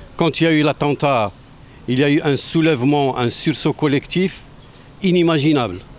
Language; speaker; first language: French; non-native, local second language; Arabic